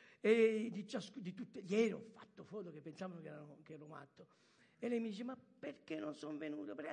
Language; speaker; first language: Italian; early bilingual, heritage; French